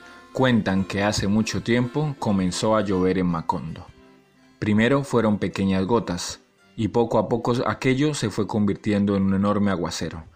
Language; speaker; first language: Spanish; native; Spanish